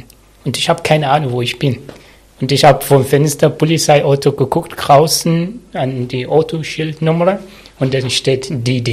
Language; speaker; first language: German; non-native, learner; Arabic